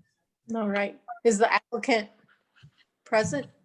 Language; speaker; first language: English; native; English